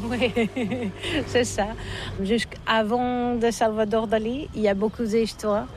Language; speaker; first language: French; non-native, learner; Catalan